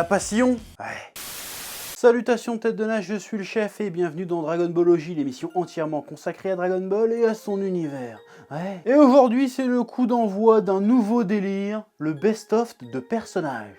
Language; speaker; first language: French; native; French